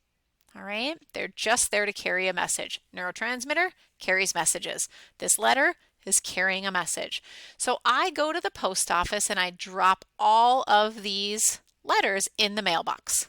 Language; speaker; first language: English; native; English